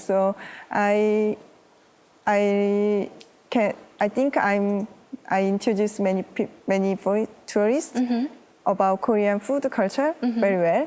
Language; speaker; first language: English; non-native, learner; Korean